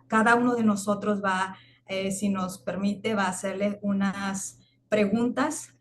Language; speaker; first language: Spanish; native; Spanish